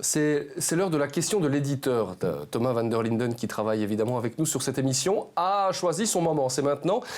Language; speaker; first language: French; native; French